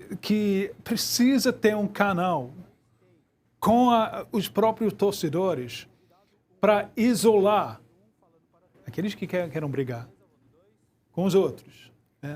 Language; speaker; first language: Portuguese; non-native, fluent; English